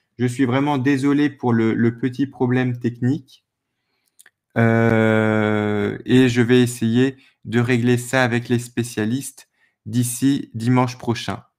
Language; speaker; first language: French; native; French